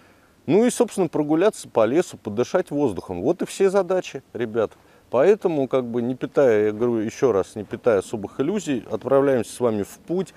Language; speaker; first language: Russian; native; Russian